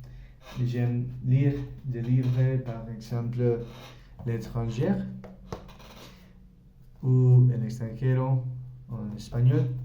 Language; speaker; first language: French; non-native, learner; Spanish